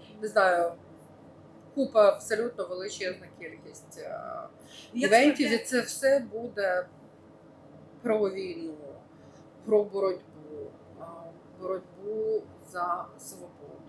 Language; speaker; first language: Ukrainian; native; Ukrainian